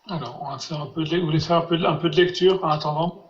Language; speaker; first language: French; non-native, fluent; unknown